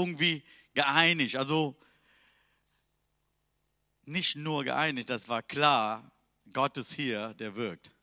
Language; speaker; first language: German; non-native, learner; Tamil